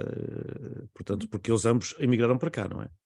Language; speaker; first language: Portuguese; native; Portuguese